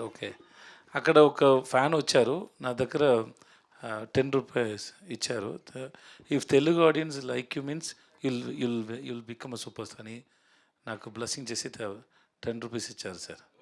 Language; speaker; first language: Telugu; non-native, learner; Tamil